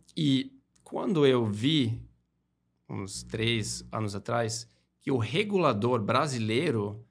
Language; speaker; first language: Portuguese; non-native, fluent; German